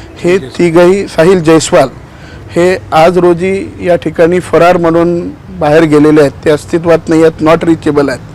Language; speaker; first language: Marathi; native; Marathi